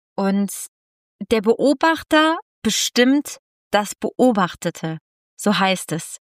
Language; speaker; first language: German; non-native, fluent; Italian